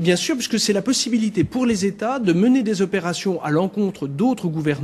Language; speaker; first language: French; native; French